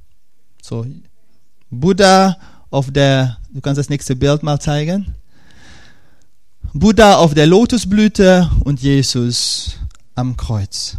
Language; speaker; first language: German; non-native, fluent; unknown